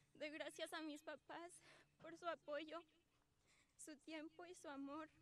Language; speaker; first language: Spanish; early bilingual, other home language; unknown